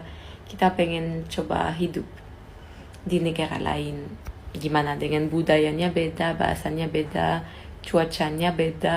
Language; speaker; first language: Indonesian; non-native, fluent; French